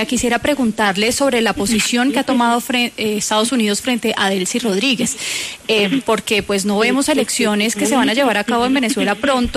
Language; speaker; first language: Spanish; native; Spanish